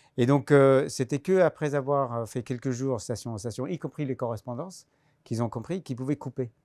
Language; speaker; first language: French; non-native, fluent; English